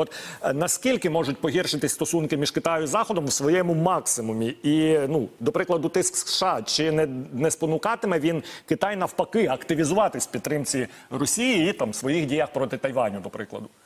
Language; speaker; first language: Ukrainian; native; Ukrainian